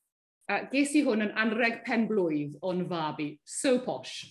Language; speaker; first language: Welsh; native; Welsh